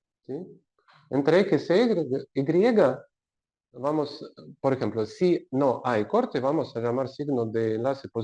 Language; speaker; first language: Spanish; non-native, learner; Russian